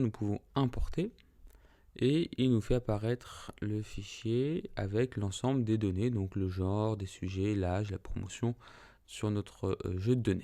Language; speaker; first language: French; native; French